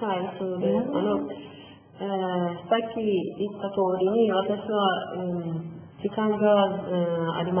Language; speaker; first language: Japanese; non-native, learner; Persian